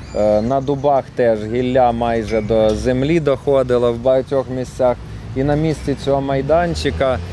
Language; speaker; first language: Ukrainian; native; Ukrainian